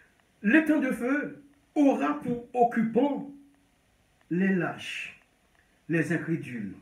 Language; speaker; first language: French; non-native, local second language; Haitian Creole